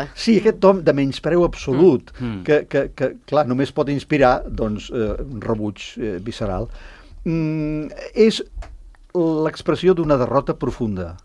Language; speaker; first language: Catalan; native; Catalan